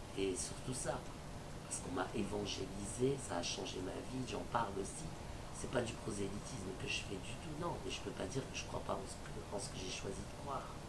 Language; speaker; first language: French; native; French